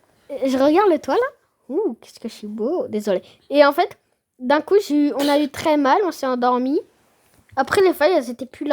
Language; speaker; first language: French; native; French